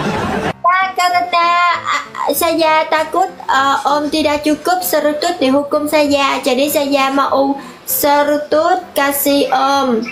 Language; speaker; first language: Indonesian; non-native, learner; Vietnamese